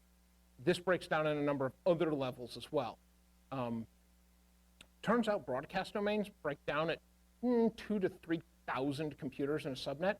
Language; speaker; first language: English; native; English